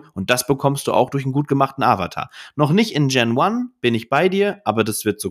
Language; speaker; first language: German; native; German